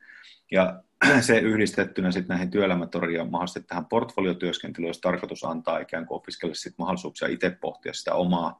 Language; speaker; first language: Finnish; native; Finnish